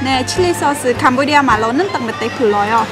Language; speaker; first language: Korean; non-native, fluent; Khmer